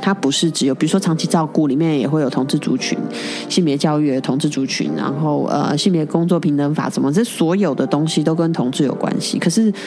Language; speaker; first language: Chinese; native; Chinese